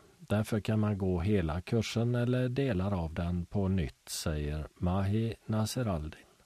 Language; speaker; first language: Swedish; native; Swedish